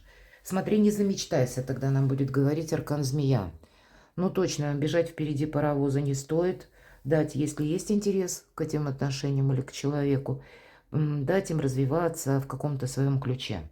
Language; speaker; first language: Russian; native; Russian